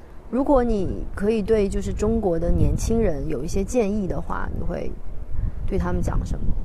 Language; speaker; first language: Chinese; native; Chinese